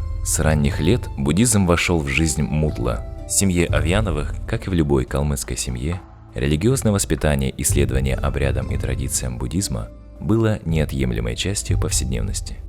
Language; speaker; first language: Russian; native; Russian